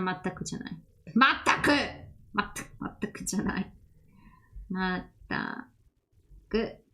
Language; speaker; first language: Japanese; non-native, learner; English